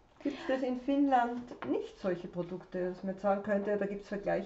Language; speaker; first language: German; native; German